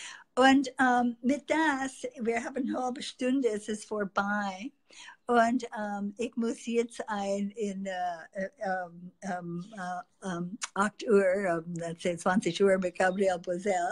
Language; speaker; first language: German; non-native, fluent; English